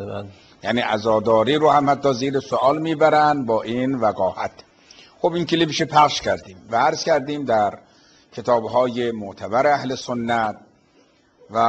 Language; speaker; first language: Persian; native; Persian